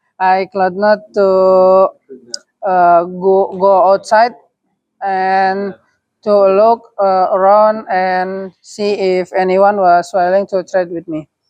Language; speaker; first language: English; non-native, learner; Indonesian